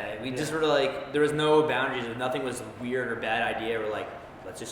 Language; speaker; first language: English; native; English